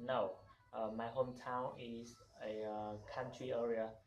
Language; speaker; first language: English; non-native, learner; Vietnamese